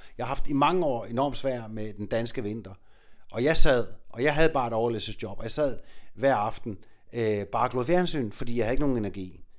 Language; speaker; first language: Danish; native; Danish